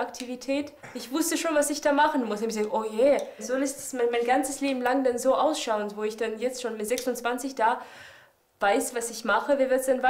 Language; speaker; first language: German; non-native, fluent; Russian